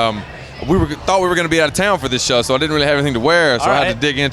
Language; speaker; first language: English; native; English